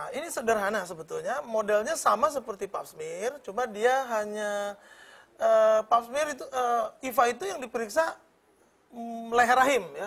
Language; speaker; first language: Indonesian; native; Indonesian